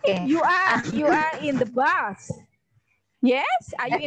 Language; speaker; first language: English; non-native, learner; Indonesian